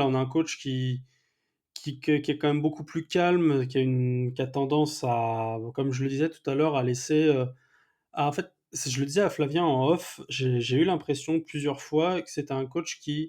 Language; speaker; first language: French; native; French